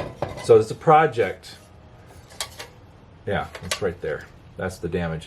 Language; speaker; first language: English; native; English